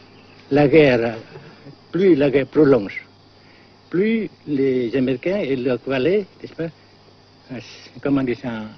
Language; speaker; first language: French; non-native, local second language; Vietnamese